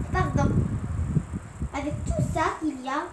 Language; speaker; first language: French; non-native, local second language; Arabic